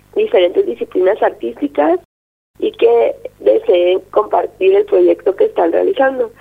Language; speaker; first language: Spanish; native; Spanish